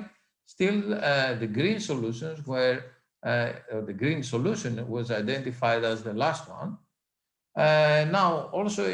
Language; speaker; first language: English; non-native, fluent; Greek